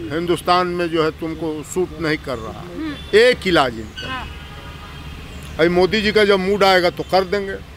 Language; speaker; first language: Hindi; native; Hindi